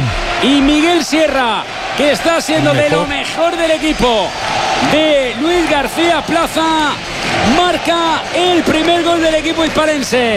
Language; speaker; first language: Spanish; native; Spanish